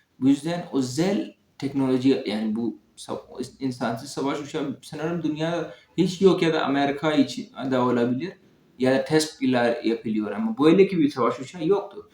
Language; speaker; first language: Turkish; non-native, learner; Urdu